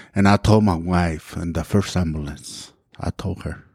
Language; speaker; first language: English; non-native, learner; Spanish